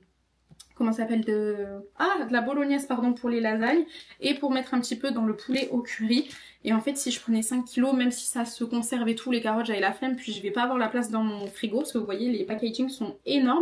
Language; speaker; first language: French; native; French